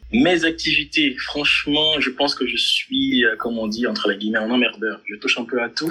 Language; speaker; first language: French; non-native, local second language; Haitian Creole